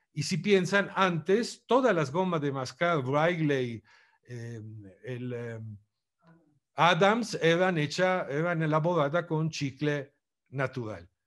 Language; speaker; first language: Spanish; non-native, fluent; Italian